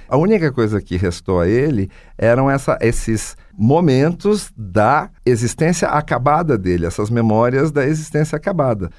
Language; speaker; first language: Portuguese; native; Portuguese